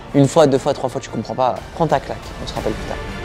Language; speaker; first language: French; native; French